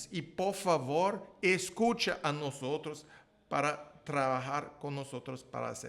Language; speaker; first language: Portuguese; non-native, learner; English